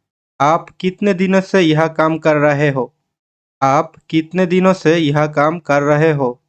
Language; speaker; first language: Hindi; non-native, learner; Bangla